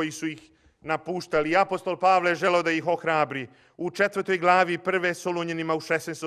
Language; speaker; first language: Croatian; native; Croatian